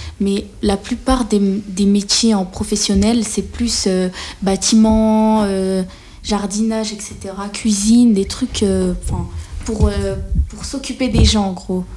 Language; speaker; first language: French; native; French